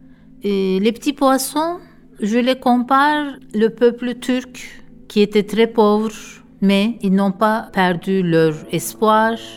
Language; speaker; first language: French; non-native, fluent; Turkish